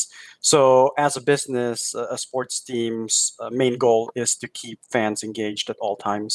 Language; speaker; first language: English; non-native, local second language; Filipino